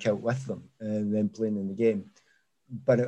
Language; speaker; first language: English; native; English